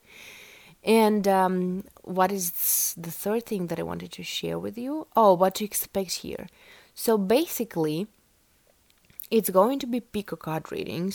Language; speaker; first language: English; non-native, fluent; Russian